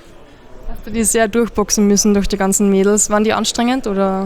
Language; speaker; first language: German; native; German